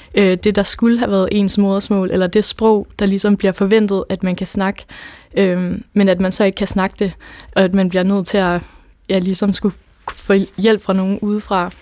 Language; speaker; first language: Danish; native; Danish